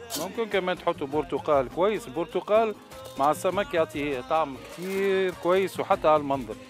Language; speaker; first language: Arabic; native; Arabic